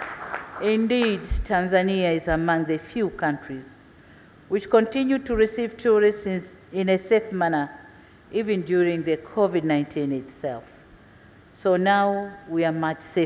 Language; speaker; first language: English; non-native, local second language; Swahili